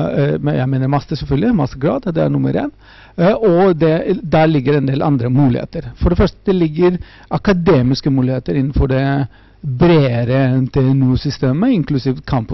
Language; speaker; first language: Norwegian; non-native, fluent; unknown